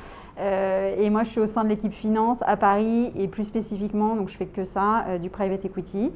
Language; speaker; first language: French; native; French